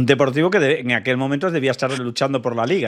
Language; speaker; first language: Spanish; native; Spanish